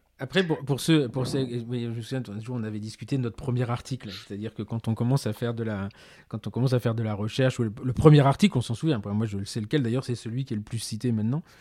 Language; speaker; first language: French; native; French